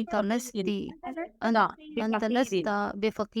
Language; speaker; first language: Arabic; non-native, learner; Urdu